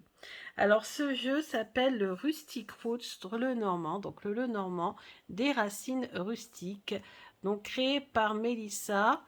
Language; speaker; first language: French; native; French